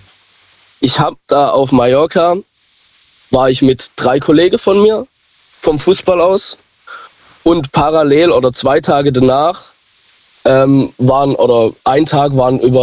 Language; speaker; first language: German; native; German